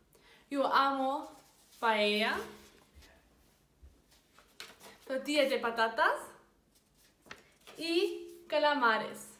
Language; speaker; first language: Spanish; non-native, learner; German